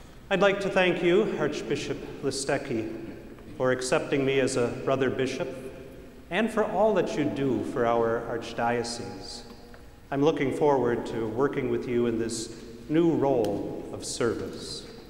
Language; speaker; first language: English; native; English